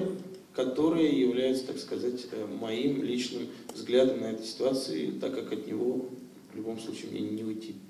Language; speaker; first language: Russian; native; Russian